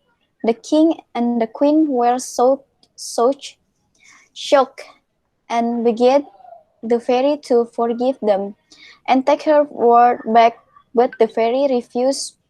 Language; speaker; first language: English; non-native, learner; Indonesian